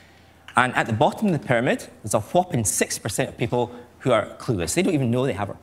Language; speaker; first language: English; native; English